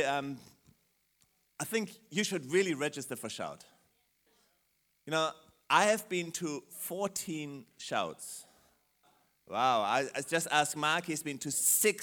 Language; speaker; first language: English; non-native, fluent; German